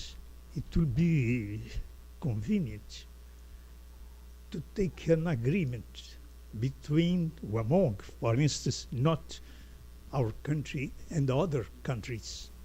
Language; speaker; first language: English; non-native, fluent; Portuguese